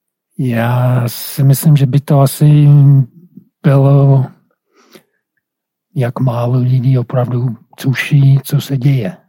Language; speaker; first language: Czech; non-native, fluent; English